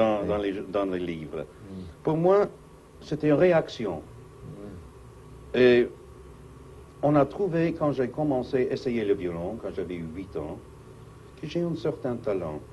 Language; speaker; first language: French; non-native, fluent; English